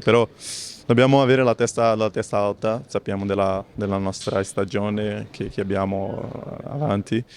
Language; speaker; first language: Italian; non-native, fluent; Portuguese